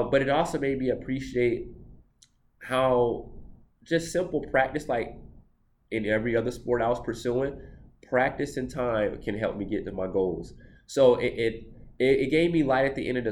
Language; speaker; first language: English; native; English